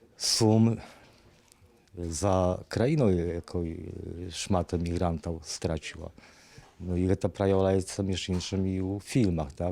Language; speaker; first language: Polish; non-native, learner; Belarusian